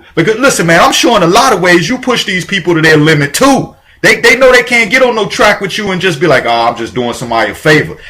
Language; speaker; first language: English; native; English